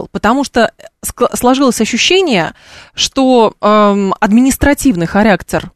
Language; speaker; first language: Russian; native; Russian